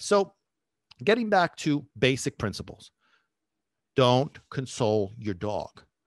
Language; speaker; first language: English; early bilingual, other home language; Italian